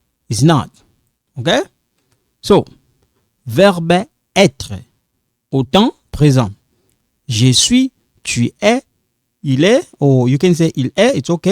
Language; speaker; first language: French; non-native, local second language; Lingala